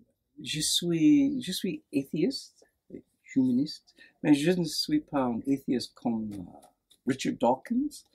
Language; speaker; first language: French; non-native, learner; English